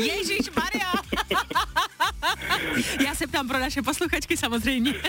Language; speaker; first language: Czech; native; Czech